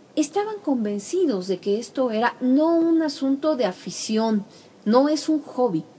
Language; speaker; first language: Spanish; native; Spanish